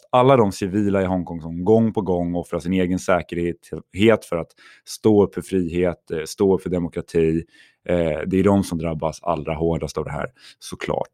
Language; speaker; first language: Swedish; native; Swedish